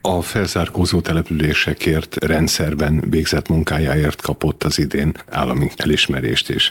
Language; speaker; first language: Hungarian; native; Hungarian